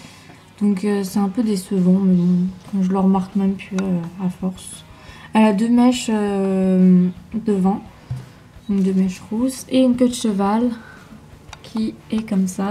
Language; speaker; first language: French; native; French